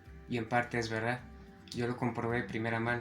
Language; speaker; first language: Spanish; native; Spanish